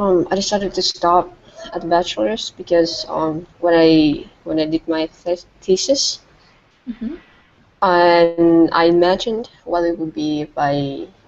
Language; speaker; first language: English; non-native, fluent; Vietnamese